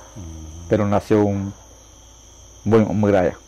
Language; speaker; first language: Spanish; non-native, local second language; Shipibo-Conibo